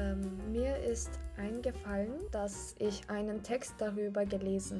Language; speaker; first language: German; non-native, fluent; Turkish